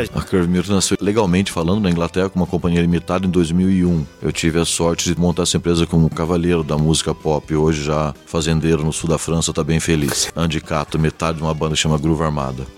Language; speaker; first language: Portuguese; early bilingual, heritage; Portuguese